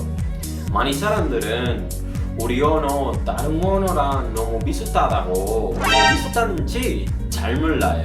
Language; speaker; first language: Korean; non-native, learner; Spanish